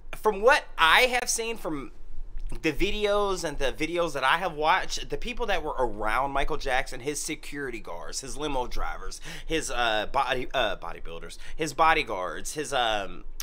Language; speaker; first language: English; native; English